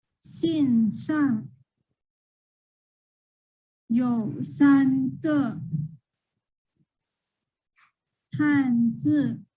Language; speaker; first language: Chinese; non-native, fluent; Thai